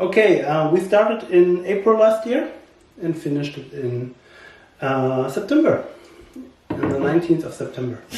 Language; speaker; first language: English; non-native, learner; German